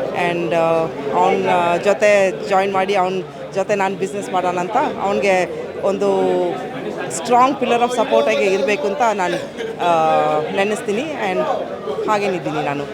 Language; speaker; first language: Kannada; non-native, fluent; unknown